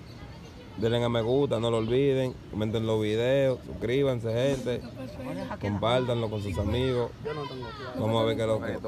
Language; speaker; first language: Spanish; native; Spanish